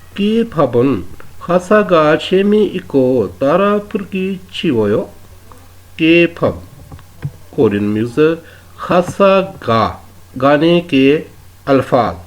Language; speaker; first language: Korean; non-native, fluent; Urdu